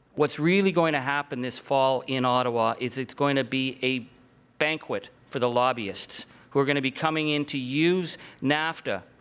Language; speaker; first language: English; native; English